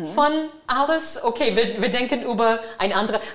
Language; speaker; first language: German; non-native, fluent; English